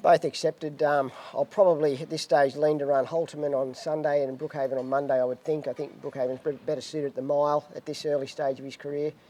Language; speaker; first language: English; native; English